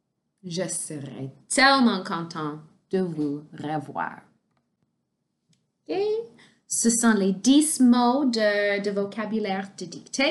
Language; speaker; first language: French; non-native, fluent; English